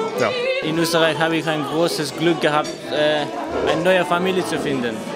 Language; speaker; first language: German; non-native, learner; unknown